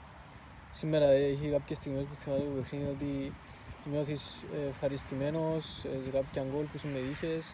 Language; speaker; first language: Greek; native; Greek